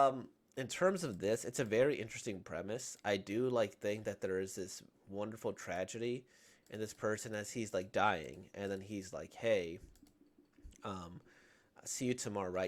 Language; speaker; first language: English; native; English